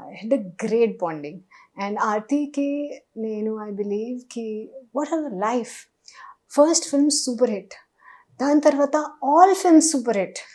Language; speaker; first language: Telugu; non-native, learner; Hindi